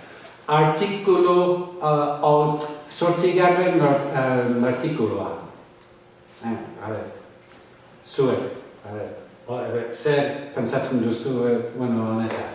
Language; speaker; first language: Basque; non-native, fluent; English